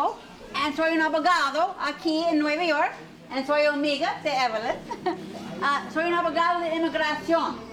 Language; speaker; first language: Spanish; non-native, fluent; English